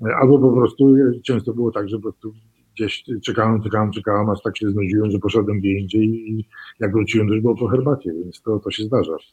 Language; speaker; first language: Polish; early bilingual, heritage; Polish